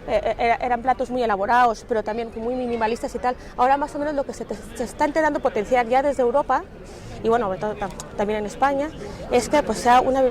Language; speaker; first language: Spanish; native; Spanish